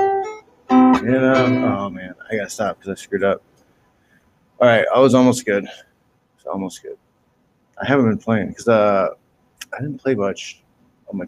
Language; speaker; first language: English; native; English